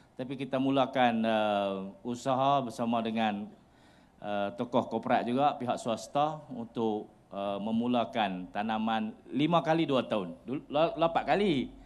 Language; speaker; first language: Malay; native; Malay